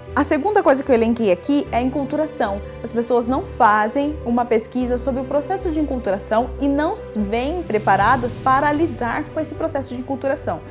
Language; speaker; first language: Portuguese; native; Portuguese